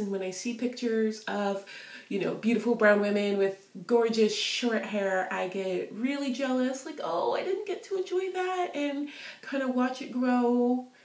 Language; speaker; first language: English; native; English